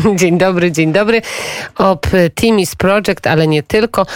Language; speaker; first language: Polish; native; Polish